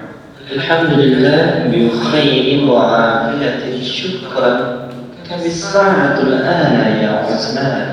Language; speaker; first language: Arabic; non-native, learner; Indonesian